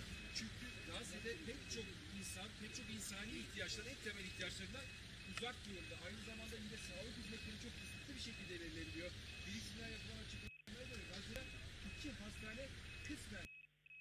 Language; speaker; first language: Turkish; native; Turkish